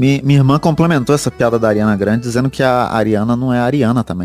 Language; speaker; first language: Portuguese; native; Portuguese